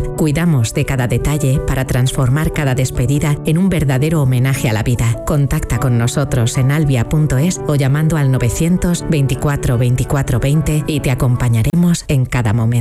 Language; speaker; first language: Spanish; native; Spanish